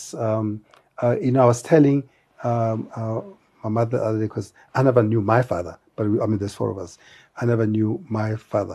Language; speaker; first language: English; non-native, local second language; Tswana